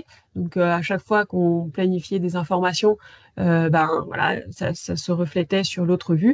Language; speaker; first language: French; native; French